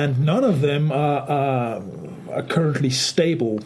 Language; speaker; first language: English; non-native, fluent; Danish